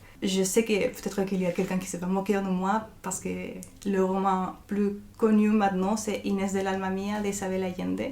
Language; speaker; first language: French; non-native, fluent; Spanish